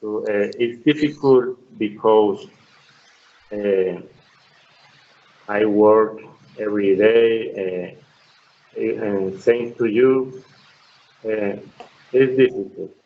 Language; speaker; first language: English; non-native, learner; Spanish